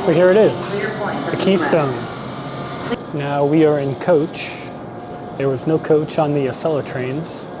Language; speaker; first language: English; native; English